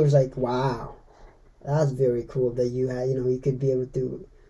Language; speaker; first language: English; non-native, fluent; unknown